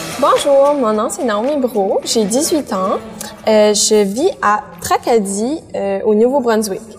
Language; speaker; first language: French; native; French